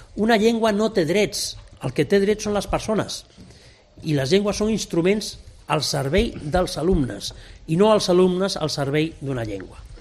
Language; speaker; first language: Catalan; non-native, local second language; Spanish